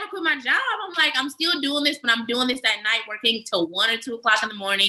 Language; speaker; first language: English; native; English